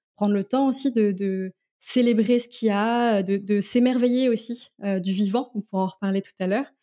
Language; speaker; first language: French; native; French